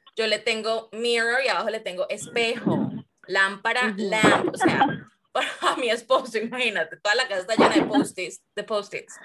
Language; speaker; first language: Spanish; native; Spanish